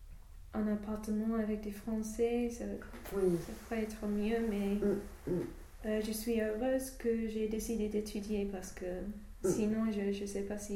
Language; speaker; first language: French; non-native, fluent; English